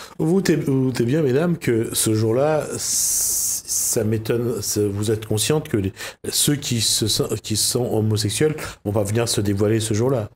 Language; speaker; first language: French; native; French